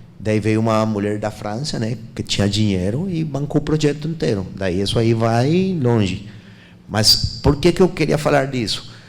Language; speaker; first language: Portuguese; non-native, fluent; Spanish